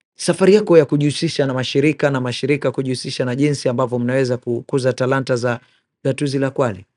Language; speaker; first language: Swahili; native; Swahili